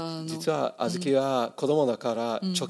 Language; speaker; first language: Japanese; non-native, learner; English